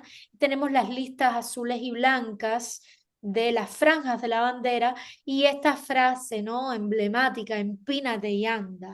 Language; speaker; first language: Spanish; native; Spanish